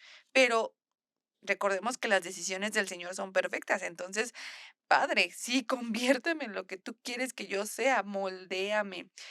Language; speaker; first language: Spanish; native; Spanish